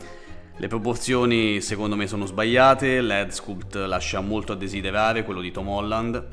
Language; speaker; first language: Italian; native; Italian